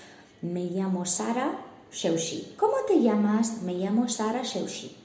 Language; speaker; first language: Spanish; non-native, fluent; Arabic